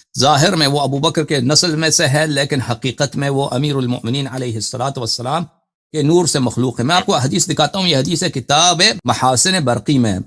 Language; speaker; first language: Urdu; non-native, fluent; Persian